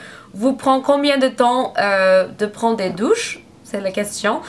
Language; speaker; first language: French; non-native, learner; English